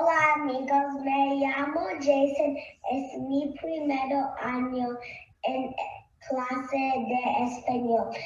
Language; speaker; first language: Spanish; non-native, learner; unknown